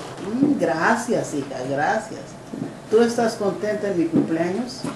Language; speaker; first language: Spanish; native; Spanish